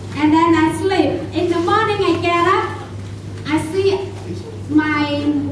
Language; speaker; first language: English; non-native, learner; Khmer